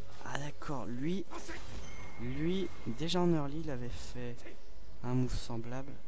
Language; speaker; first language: French; native; French